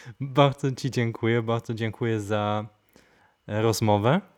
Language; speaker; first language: Polish; non-native, fluent; German